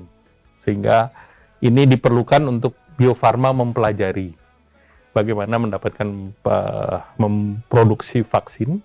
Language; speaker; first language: Indonesian; native; Indonesian